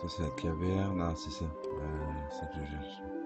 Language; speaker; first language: French; native; French